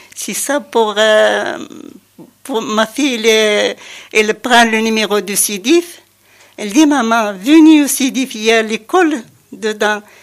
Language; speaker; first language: French; non-native, learner; Arabic